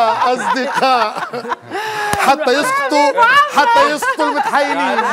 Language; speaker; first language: Arabic; native; Arabic